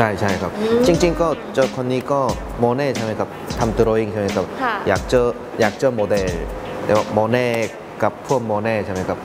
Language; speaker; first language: Thai; non-native, learner; Korean